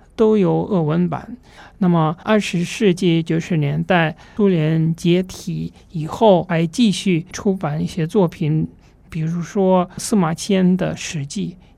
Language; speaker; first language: Chinese; non-native, fluent; Russian